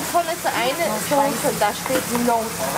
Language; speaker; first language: German; non-native, learner; Thai